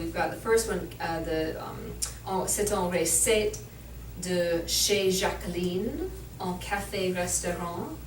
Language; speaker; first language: French; non-native, learner; English